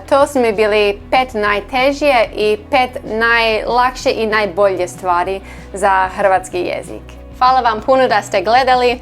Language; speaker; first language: Croatian; non-native, learner; English